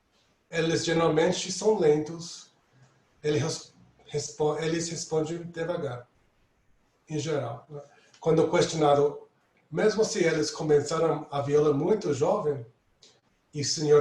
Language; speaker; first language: Portuguese; non-native, fluent; English